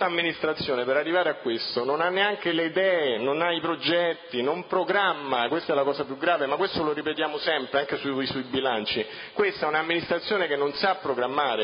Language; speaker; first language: Italian; native; Italian